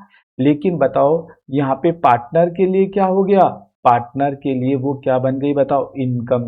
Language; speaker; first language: Hindi; native; Hindi